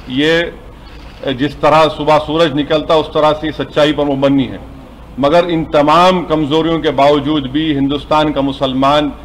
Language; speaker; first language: Urdu; native; Urdu